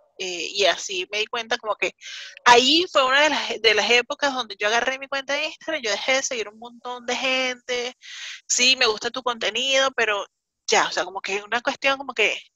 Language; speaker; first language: Spanish; native; Spanish